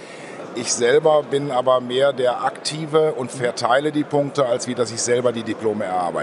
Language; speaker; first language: German; native; German